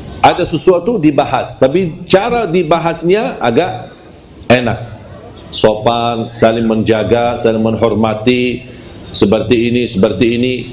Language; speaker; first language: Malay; non-native, fluent; Arabic